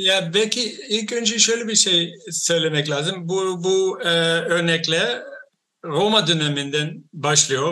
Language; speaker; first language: Turkish; non-native, fluent; Dutch